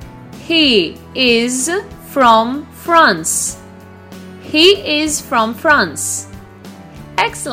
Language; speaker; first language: English; non-native, fluent; Russian